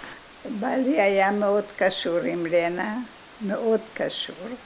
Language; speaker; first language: Hebrew; non-native, fluent; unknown